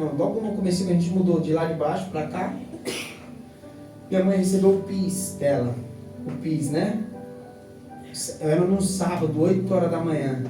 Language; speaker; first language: Portuguese; native; Portuguese